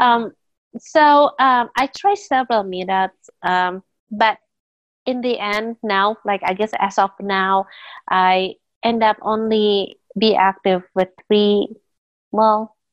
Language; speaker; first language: English; non-native, fluent; Indonesian